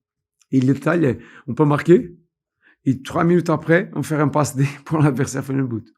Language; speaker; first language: French; non-native, fluent; Portuguese